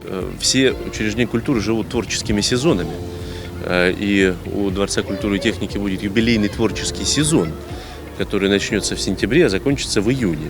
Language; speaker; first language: Russian; native; Russian